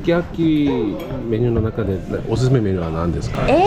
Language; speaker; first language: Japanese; non-native, learner; Korean